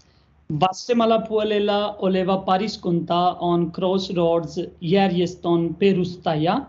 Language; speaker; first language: Finnish; non-native, learner; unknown